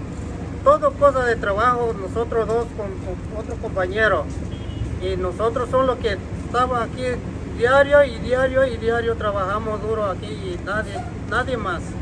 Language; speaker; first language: Spanish; non-native, local second language; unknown